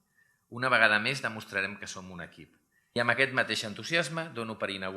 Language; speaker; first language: Catalan; native; Catalan